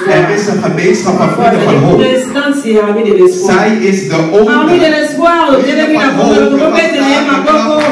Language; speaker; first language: Dutch; non-native, fluent; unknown